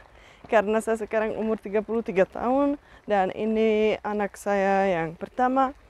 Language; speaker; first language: Indonesian; non-native, fluent; Czech